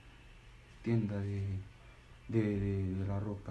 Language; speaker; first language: Spanish; non-native, learner; Arabic